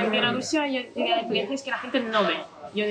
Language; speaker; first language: Spanish; non-native, fluent; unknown